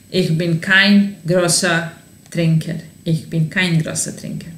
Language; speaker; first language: German; non-native, fluent; Serbian